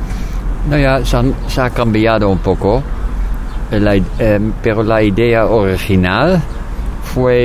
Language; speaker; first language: Spanish; non-native, fluent; Dutch